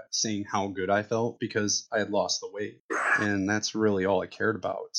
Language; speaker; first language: English; native; English